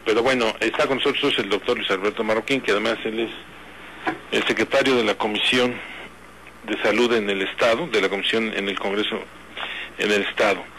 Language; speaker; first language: Spanish; native; Spanish